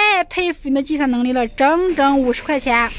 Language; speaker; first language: Chinese; native; Chinese